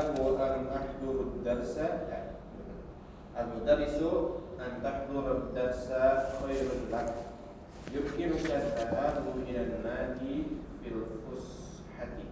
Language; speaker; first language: Arabic; non-native, learner; Sundanese